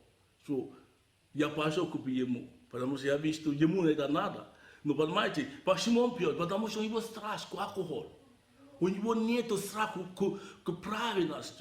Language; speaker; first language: Russian; non-native, learner; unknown